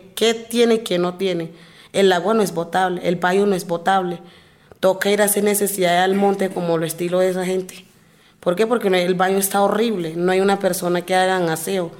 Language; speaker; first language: Spanish; non-native, local second language; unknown